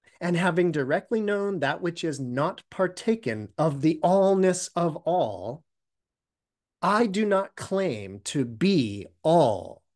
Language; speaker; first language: English; native; English